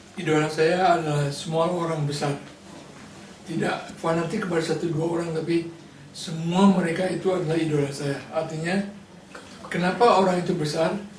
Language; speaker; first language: Indonesian; non-native, local second language; Balinese